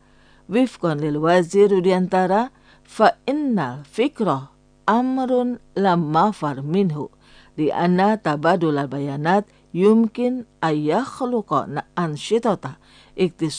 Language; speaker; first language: Arabic; non-native, fluent; Indonesian